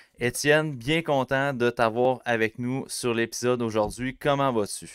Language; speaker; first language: French; native; French